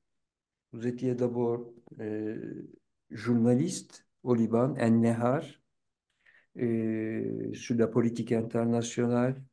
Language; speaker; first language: French; non-native, fluent; Turkish